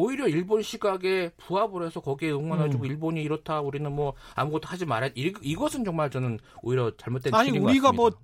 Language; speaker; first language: Korean; native; Korean